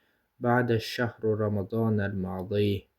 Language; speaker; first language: Arabic; non-native, fluent; Kyrgyz